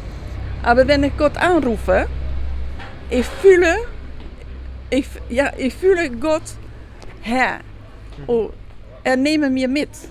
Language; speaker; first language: German; non-native, learner; Dutch